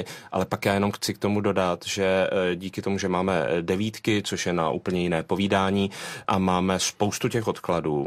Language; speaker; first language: Czech; non-native, fluent; Georgian